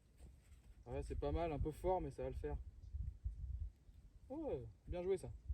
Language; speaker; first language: French; native; French